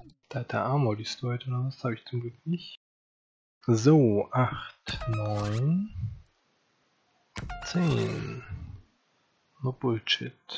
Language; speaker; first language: German; native; German